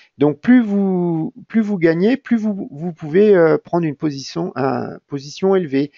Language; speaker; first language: French; native; French